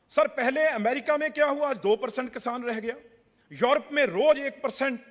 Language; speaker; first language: Hindi; non-native, local second language; Punjabi